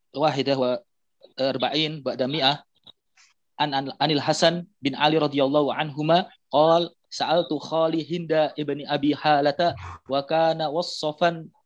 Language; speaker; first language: Arabic; non-native, fluent; Indonesian